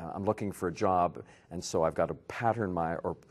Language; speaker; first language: English; native; English